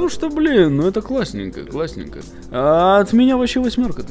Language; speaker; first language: Russian; native; Russian